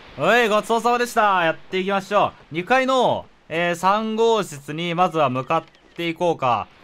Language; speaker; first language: Japanese; native; Japanese